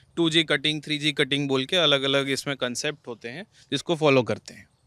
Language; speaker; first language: Hindi; native; Hindi